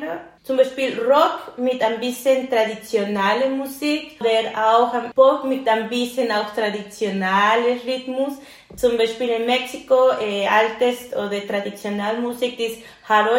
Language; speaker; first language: German; non-native, learner; Spanish